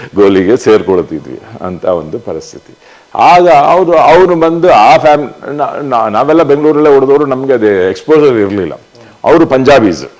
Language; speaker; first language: Kannada; native; Kannada